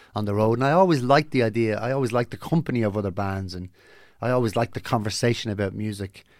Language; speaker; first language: English; native; English